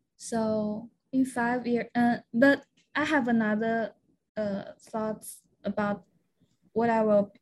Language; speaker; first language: English; non-native, fluent; Chinese